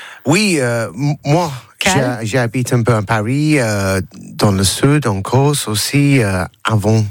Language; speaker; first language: French; non-native, learner; English